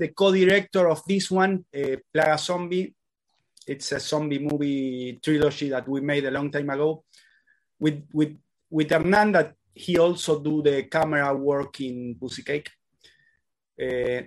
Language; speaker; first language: English; non-native, learner; Spanish